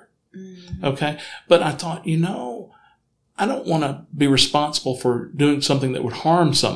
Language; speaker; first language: English; native; English